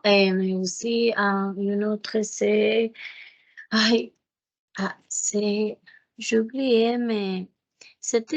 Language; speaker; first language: French; non-native, learner; Spanish